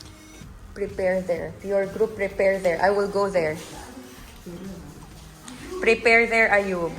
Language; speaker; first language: English; non-native, fluent; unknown